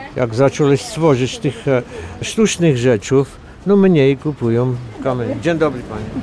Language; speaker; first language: Polish; non-native, fluent; Armenian